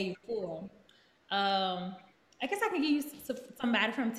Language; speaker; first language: English; native; English